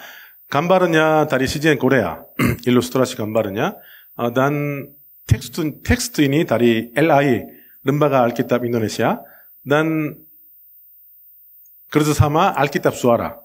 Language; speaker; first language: Indonesian; non-native, learner; Korean